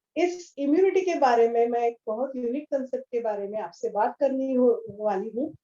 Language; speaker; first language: Hindi; non-native, local second language; Marathi